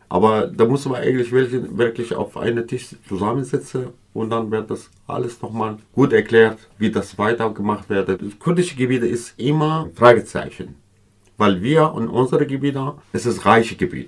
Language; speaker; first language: German; non-native, learner; Kurdish